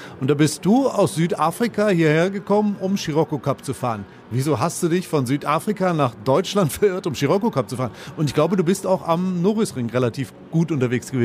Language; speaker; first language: German; native; German